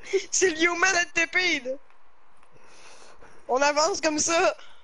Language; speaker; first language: French; native; French